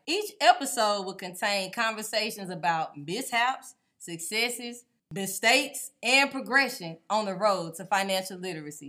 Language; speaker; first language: English; native; English